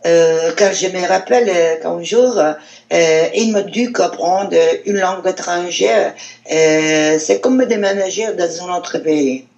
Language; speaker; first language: French; non-native, learner; Italian